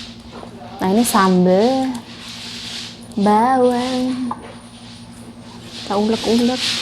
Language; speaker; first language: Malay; non-native, local second language; Javanese